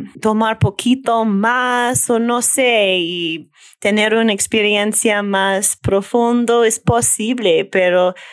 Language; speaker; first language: Spanish; non-native, learner; English